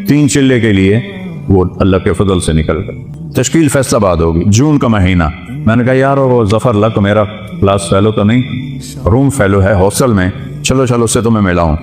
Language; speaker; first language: Urdu; non-native, local second language; Punjabi